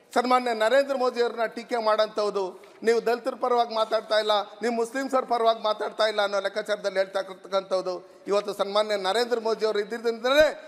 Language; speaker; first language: Kannada; native; Kannada